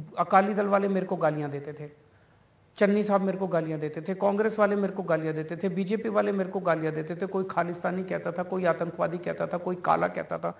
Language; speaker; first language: Hindi; native; Hindi